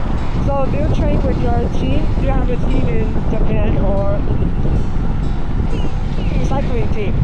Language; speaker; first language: English; non-native, learner; Chinese